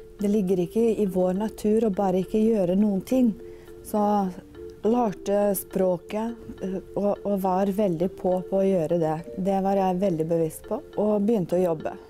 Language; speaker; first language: Norwegian; non-native, fluent; Bosnian